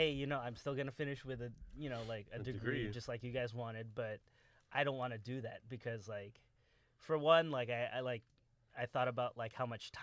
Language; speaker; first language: English; native; English